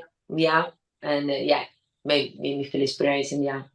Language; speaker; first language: English; non-native, learner; Spanish